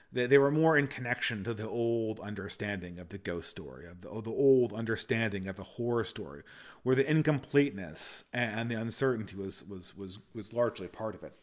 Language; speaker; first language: English; native; English